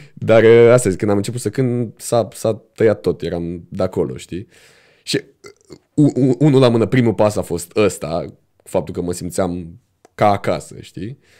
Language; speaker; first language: Romanian; native; Romanian